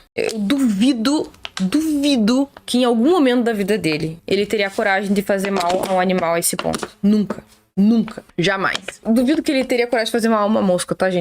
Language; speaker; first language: Portuguese; native; Portuguese